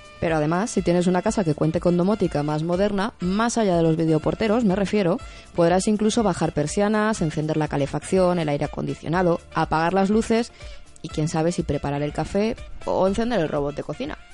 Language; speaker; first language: Spanish; native; Spanish